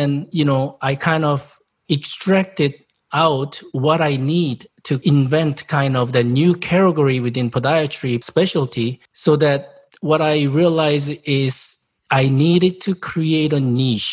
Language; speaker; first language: English; non-native, fluent; Korean